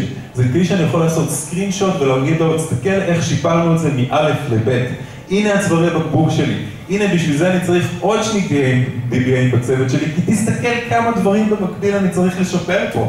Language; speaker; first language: Hebrew; native; Hebrew